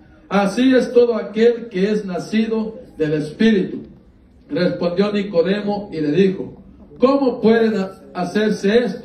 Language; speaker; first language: Spanish; native; Spanish